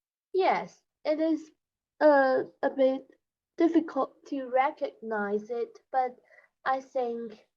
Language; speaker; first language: English; non-native, learner; Chinese